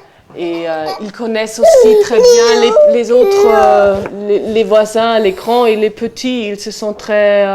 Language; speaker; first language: French; non-native, fluent; German